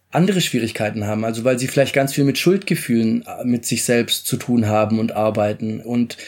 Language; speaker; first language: German; native; German